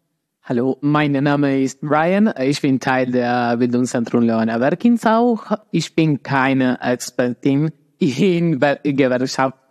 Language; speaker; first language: German; non-native, learner; Spanish